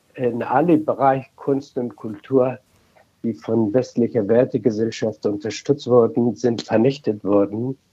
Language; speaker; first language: German; non-native, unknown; Persian